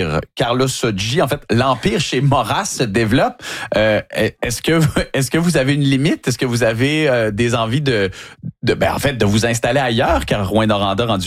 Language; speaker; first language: French; native; French